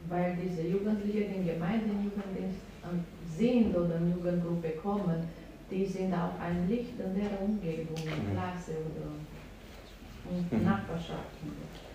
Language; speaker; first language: German; non-native, fluent; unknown